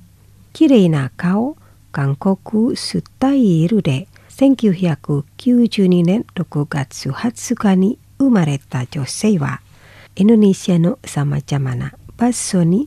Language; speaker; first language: Japanese; non-native, fluent; Indonesian